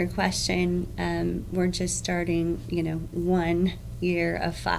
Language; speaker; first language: English; native; English